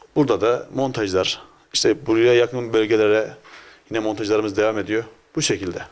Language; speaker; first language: Turkish; native; Turkish